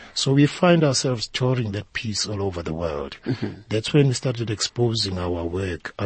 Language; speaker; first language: English; non-native, local second language; Zulu